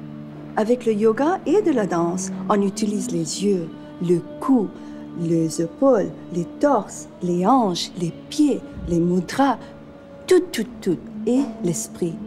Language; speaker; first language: French; non-native, fluent; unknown